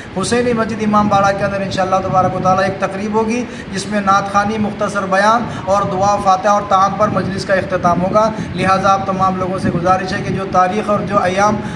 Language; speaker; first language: Urdu; native; Urdu